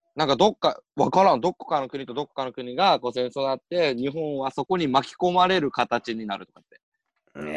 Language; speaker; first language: Japanese; native; Japanese